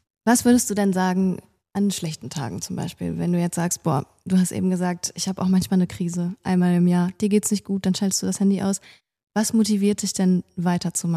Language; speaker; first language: German; native; German